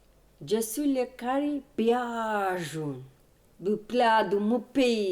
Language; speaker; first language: French; non-native, learner; Bangla